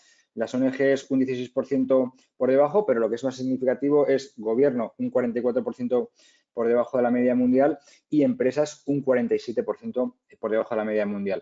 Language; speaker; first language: Spanish; native; Spanish